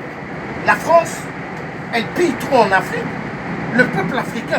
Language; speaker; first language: French; native; French